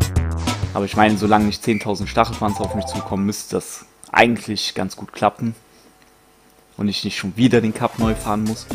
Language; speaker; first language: German; native; German